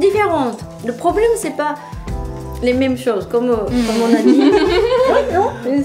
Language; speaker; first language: French; non-native, fluent; Japanese